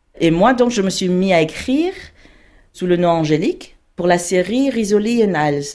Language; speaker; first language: French; native; French